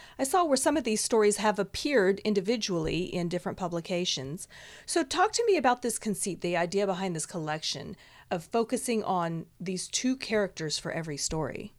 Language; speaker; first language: English; native; English